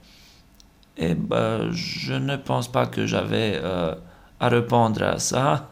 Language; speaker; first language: French; non-native, fluent; Romanian